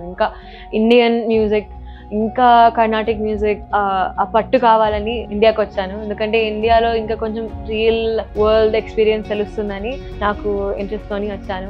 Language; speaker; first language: Telugu; early bilingual, heritage; Telugu